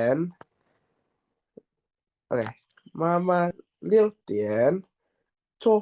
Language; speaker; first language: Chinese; non-native, learner; Indonesian